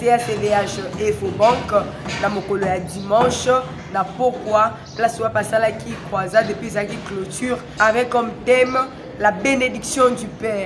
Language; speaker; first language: French; non-native, local second language; Lingala